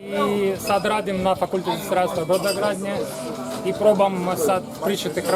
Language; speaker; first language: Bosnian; non-native, learner; Ukrainian